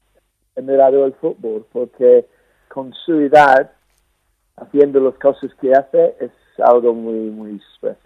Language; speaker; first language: Spanish; non-native, fluent; English